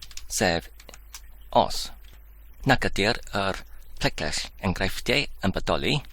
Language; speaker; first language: Welsh; non-native, learner; Polish